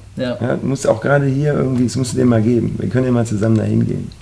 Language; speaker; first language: German; native; German